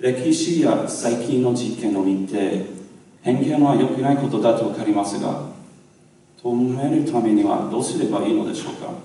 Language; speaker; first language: Japanese; non-native, learner; English